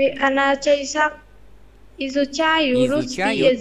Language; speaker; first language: Russian; non-native, learner; Vietnamese